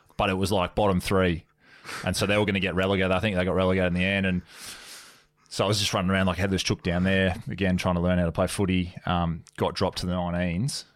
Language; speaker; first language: English; native; English